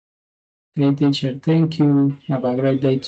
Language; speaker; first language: English; non-native, fluent; Spanish